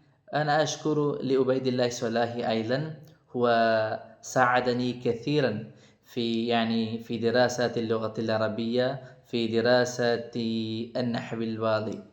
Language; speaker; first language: Arabic; non-native, fluent; Malayalam